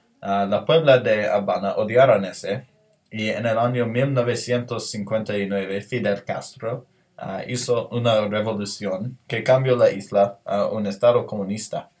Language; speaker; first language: Spanish; non-native, learner; English